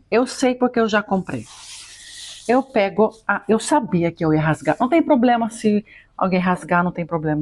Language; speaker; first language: Portuguese; non-native, fluent; Greek